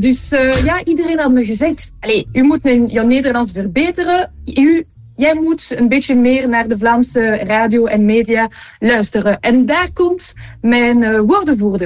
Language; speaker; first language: Dutch; non-native, local second language; French